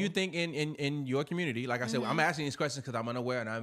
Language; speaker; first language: English; native; English